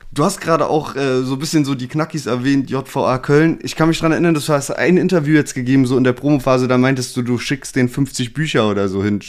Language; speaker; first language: German; native; German